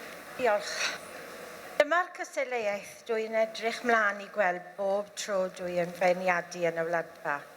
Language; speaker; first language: Welsh; native; Welsh